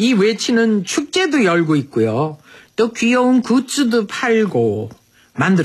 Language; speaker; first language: Korean; native; Korean